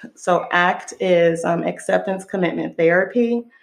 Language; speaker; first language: English; non-native, fluent; Hebrew